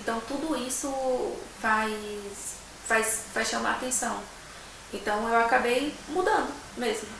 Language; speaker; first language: Portuguese; native; Portuguese